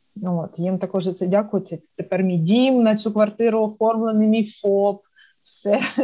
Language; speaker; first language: Ukrainian; non-native, local second language; Russian